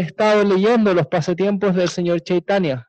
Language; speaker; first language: Spanish; native; Spanish